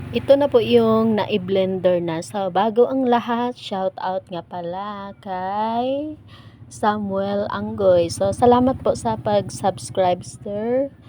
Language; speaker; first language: Filipino; non-native, local second language; Cebuano